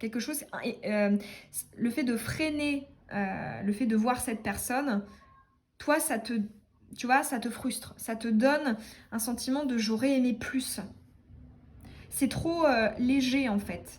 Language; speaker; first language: French; native; French